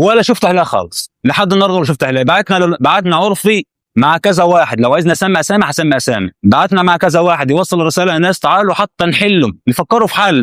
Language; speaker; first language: Arabic; native; Arabic